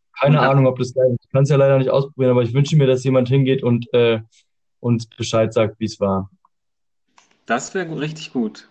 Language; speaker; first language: German; native; German